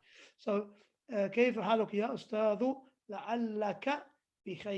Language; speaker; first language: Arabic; non-native, fluent; English